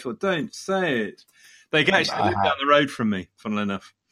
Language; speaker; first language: English; native; English